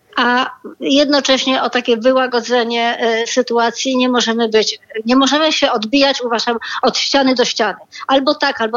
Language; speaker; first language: Polish; native; Polish